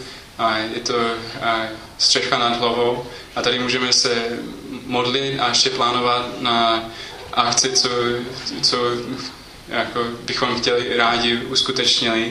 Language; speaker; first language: Czech; non-native, fluent; English